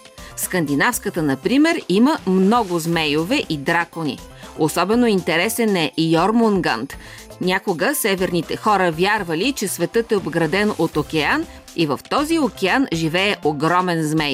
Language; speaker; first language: Bulgarian; native; Bulgarian